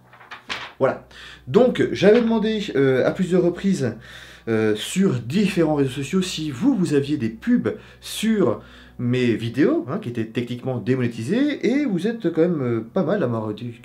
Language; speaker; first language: French; native; French